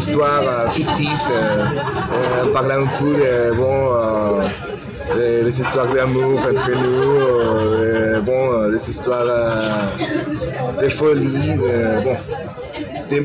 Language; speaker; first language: French; non-native, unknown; Spanish